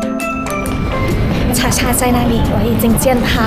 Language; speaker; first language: Chinese; non-native, fluent; Thai